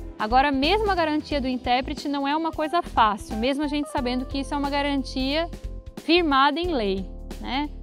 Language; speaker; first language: Portuguese; native; Portuguese